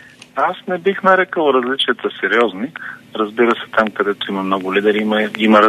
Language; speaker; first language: Bulgarian; native; Bulgarian